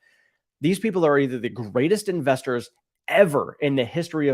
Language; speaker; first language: English; native; English